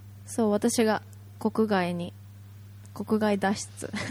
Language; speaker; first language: Japanese; native; Japanese